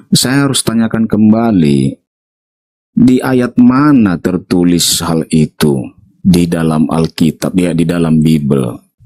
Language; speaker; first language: Indonesian; native; Indonesian